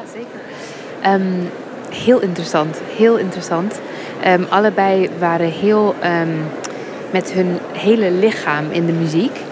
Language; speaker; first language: Dutch; non-native, fluent; English